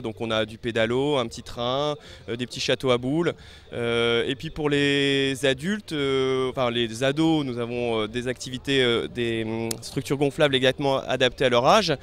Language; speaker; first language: French; native; French